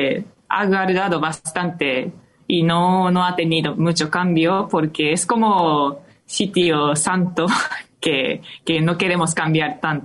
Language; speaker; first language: Spanish; non-native, fluent; Japanese